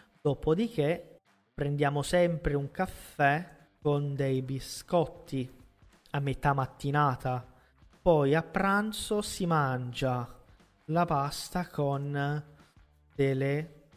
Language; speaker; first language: Italian; non-native, fluent; Portuguese